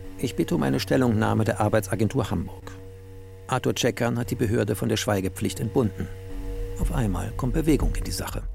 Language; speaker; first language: German; native; German